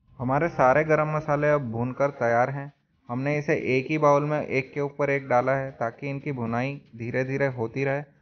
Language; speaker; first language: Hindi; native; Hindi